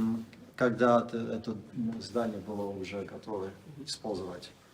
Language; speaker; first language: Russian; non-native, fluent; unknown